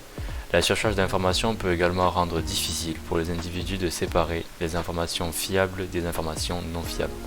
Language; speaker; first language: French; native; French